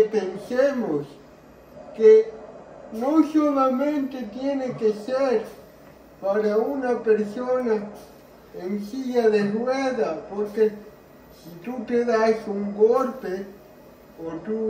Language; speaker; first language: Spanish; early bilingual, heritage; Spanish